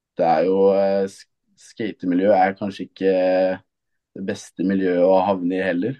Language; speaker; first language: Norwegian; native; Norwegian